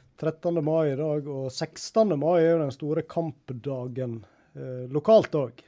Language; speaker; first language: Norwegian; native; Norwegian